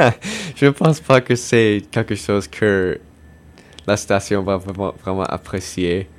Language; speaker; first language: French; non-native, local second language; English